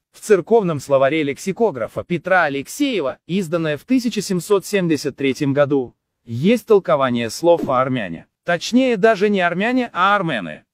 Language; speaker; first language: Russian; non-native, local second language; Azerbaijani